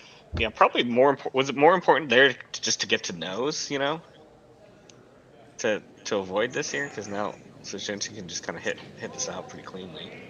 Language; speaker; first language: English; native; English